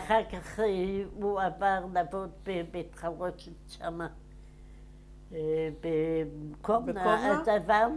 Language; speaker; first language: Hebrew; non-native, fluent; Yiddish